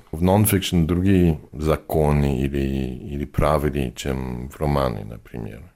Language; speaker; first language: Russian; non-native, fluent; English